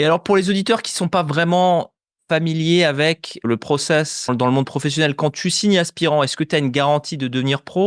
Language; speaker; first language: French; native; French